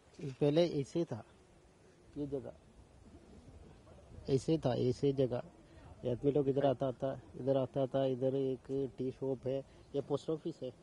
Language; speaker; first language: Hindi; non-native, local second language; Malayalam